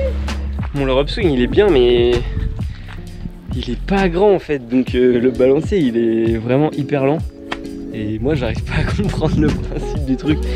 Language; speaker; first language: French; native; French